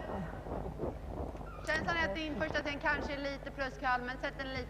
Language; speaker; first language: Swedish; native; Swedish